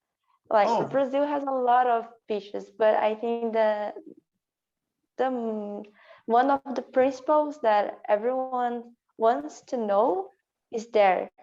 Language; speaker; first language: English; non-native, learner; Portuguese